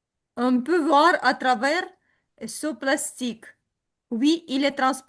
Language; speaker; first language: French; non-native, learner; Ukrainian